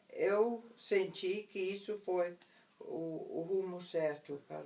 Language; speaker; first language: Portuguese; non-native, fluent; English